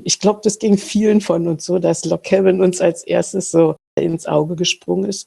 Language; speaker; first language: German; native; German